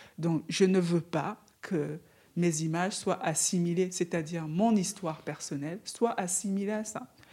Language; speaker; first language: French; native; French